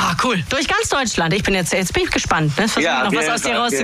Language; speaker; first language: German; native; German